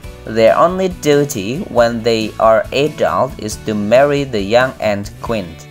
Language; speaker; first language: English; non-native, fluent; Indonesian